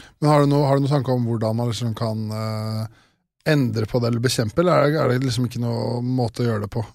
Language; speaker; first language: Norwegian; native; Norwegian